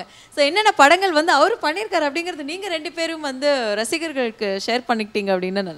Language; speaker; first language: Tamil; native; Tamil